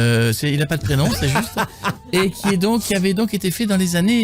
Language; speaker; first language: French; native; French